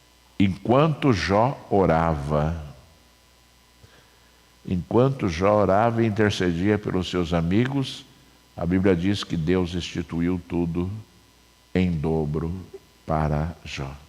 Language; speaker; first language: Portuguese; native; Portuguese